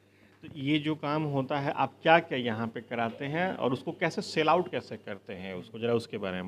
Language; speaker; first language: Hindi; native; Hindi